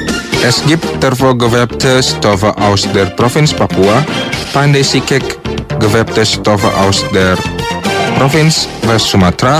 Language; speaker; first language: German; non-native, fluent; Indonesian